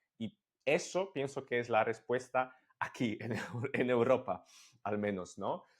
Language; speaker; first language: Spanish; non-native, fluent; Polish